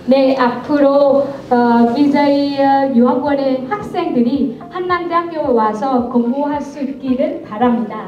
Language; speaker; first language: Korean; non-native, learner; Vietnamese